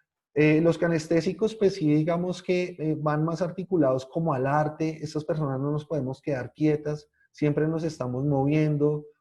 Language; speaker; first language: Spanish; native; Spanish